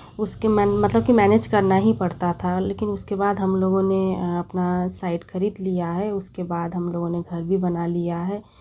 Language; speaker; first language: Hindi; non-native, local second language; Bangla